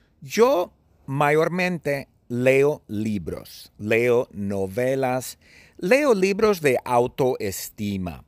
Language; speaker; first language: Spanish; non-native, fluent; English